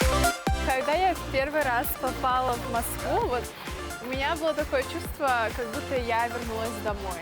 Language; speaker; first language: Russian; non-native, fluent; English